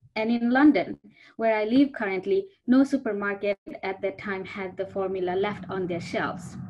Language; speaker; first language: English; non-native, local second language; Bangla